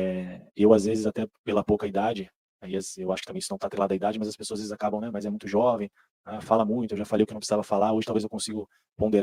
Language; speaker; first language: Portuguese; native; Portuguese